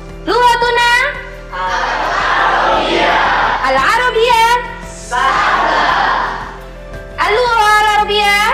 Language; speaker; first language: Arabic; non-native, fluent; Indonesian